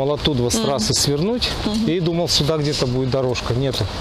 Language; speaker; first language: Russian; native; Russian